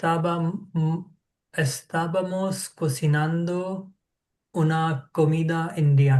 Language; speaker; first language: Spanish; non-native, learner; English